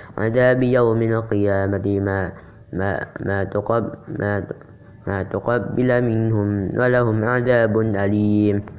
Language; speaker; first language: Arabic; non-native, learner; Indonesian